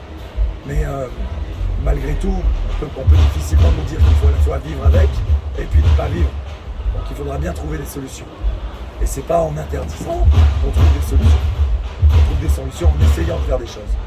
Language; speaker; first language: French; native; French